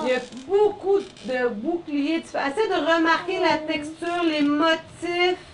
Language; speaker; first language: French; native; French